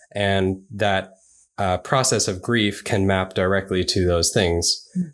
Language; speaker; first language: English; native; English